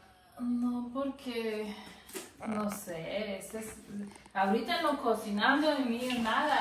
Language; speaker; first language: Spanish; non-native, learner; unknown